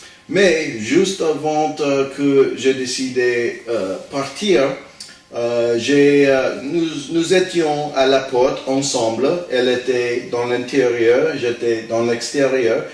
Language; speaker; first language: French; non-native, learner; English